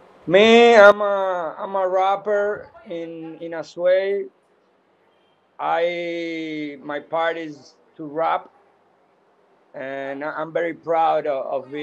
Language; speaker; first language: English; non-native, fluent; Spanish